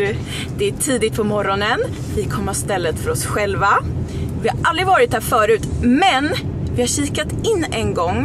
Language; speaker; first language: Swedish; native; Swedish